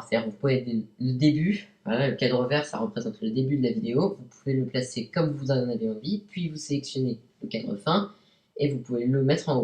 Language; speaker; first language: French; native; French